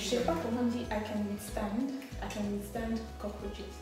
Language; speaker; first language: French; non-native, learner; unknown